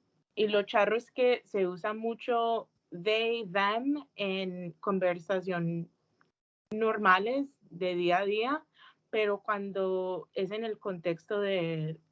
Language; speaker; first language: Spanish; early bilingual, heritage; English